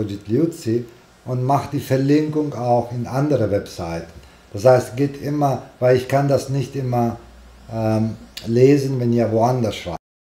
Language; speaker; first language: German; non-native, fluent; Italian